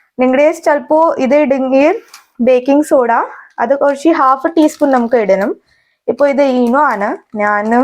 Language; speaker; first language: Malayalam; non-native, learner; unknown